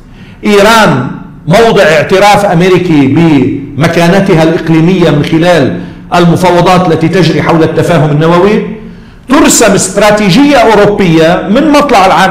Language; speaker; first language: Arabic; native; Arabic